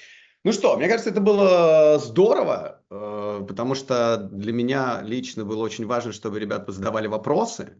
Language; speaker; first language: Russian; native; Russian